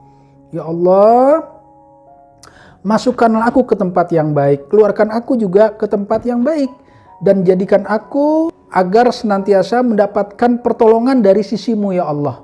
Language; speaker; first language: Indonesian; native; Indonesian